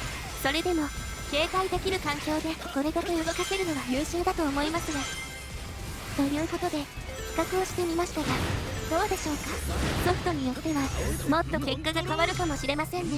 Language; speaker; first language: Japanese; native; Japanese